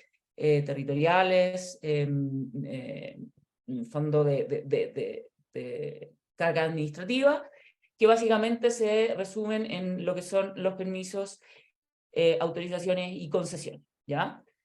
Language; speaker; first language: Spanish; native; Spanish